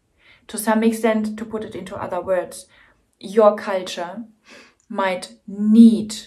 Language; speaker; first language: English; non-native, fluent; German